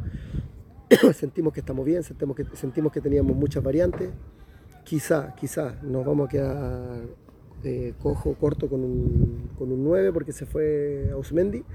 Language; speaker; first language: Spanish; native; Spanish